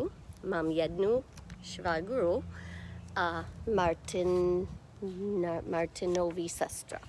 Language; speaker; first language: Czech; non-native, learner; English